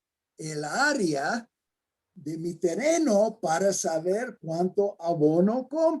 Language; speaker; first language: Spanish; non-native, fluent; English